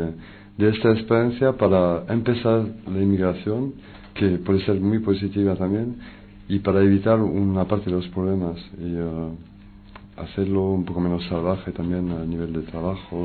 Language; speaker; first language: Spanish; non-native, fluent; French